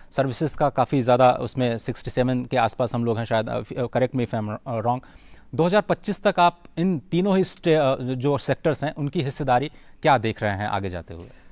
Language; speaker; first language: Hindi; native; Hindi